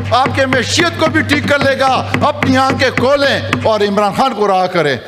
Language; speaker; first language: Urdu; native; Urdu